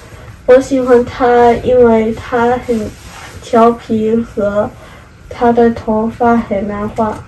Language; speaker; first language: Chinese; early bilingual, heritage; Chinese